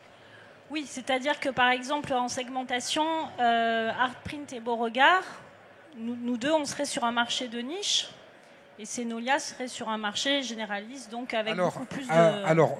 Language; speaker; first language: French; native; French